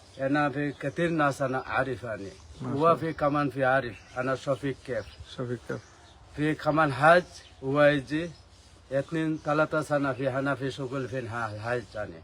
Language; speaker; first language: Arabic; non-native, learner; Bangla